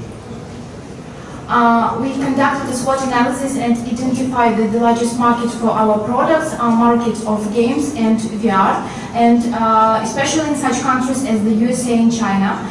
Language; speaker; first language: English; non-native, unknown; Russian